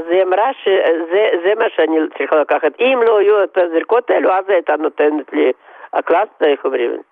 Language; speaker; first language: Hebrew; non-native, fluent; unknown